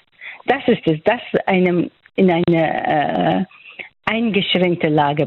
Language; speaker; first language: German; non-native, fluent; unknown